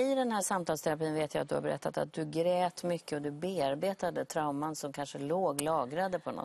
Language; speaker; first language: Swedish; native; Swedish